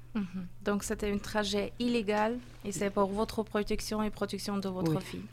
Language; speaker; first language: French; non-native, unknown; Persian